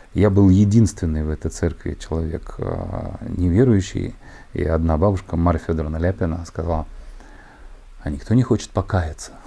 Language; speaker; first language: Russian; native; Russian